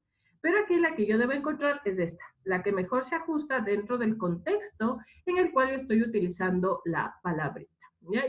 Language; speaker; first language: Spanish; native; Spanish